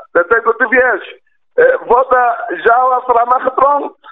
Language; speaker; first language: Polish; non-native, learner; Arabic